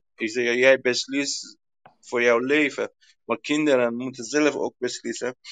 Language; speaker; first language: Dutch; non-native, learner; Persian